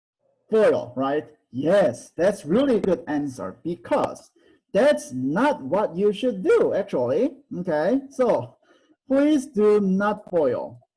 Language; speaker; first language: English; non-native, fluent; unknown